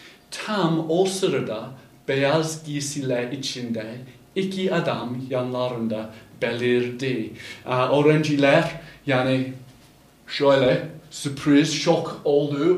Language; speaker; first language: Turkish; non-native, fluent; English